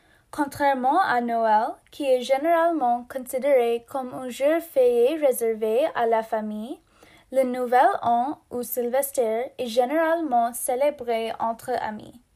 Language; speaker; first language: French; non-native, learner; English